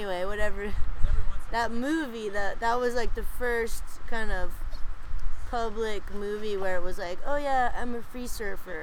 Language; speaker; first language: English; native; English